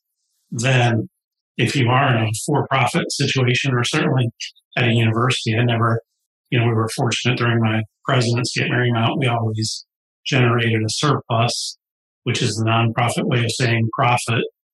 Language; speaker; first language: English; native; English